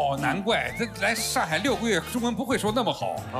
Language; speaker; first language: Chinese; native; Chinese